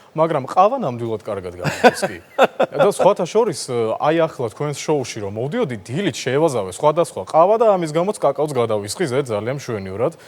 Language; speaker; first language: Georgian; non-native, local second language; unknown